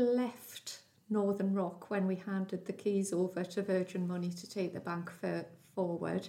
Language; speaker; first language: English; native; English